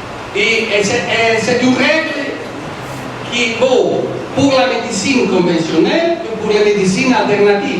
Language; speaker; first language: French; non-native, fluent; Italian